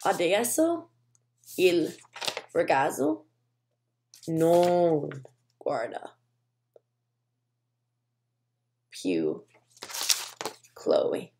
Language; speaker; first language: Italian; non-native, learner; English